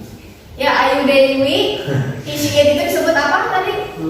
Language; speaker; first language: English; non-native, fluent; Indonesian